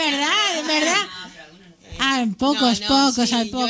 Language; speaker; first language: Spanish; native; Spanish